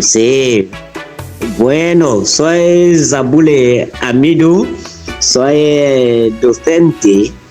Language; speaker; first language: Spanish; non-native, fluent; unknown